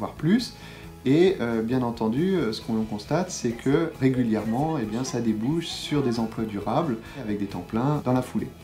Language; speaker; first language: French; native; French